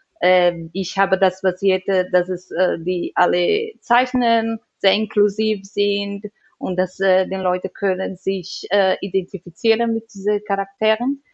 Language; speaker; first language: German; non-native, learner; Portuguese